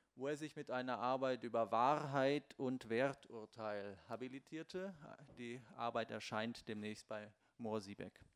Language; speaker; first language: German; native; German